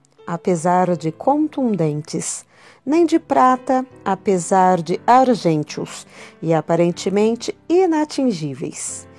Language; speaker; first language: Portuguese; native; Portuguese